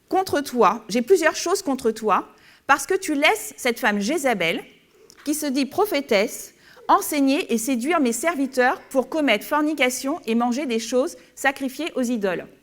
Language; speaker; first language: French; native; French